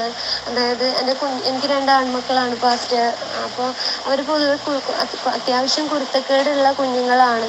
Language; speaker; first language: Malayalam; native; Malayalam